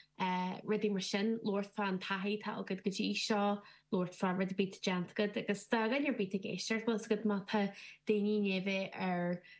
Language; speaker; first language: Irish; native; Irish